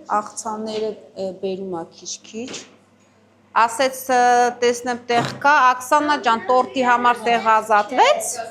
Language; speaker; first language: Armenian; native; Armenian